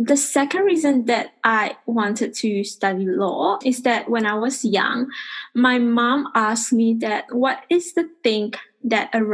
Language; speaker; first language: English; non-native, local second language; Chinese